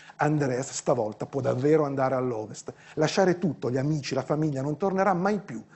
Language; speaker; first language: Italian; native; Italian